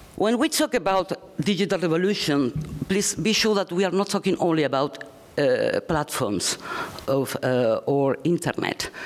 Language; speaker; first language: English; non-native, fluent; Spanish